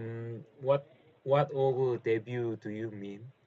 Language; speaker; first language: English; non-native, learner; Korean